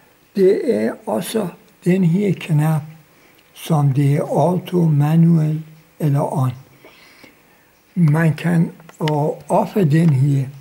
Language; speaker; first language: Danish; non-native, local second language; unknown